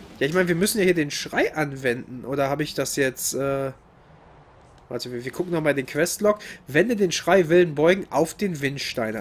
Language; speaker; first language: German; native; German